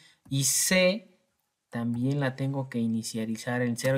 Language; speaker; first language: Spanish; native; Spanish